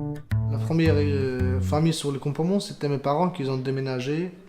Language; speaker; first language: French; non-native, learner; Romanian